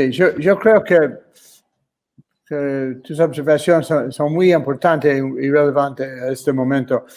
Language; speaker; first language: Spanish; non-native, fluent; English